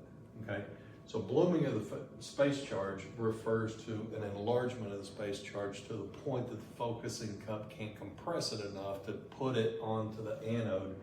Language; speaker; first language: English; native; English